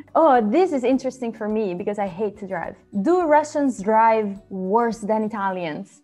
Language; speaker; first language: English; non-native, fluent; Italian